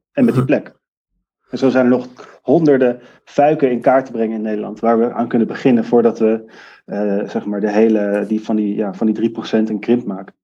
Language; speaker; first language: Dutch; native; Dutch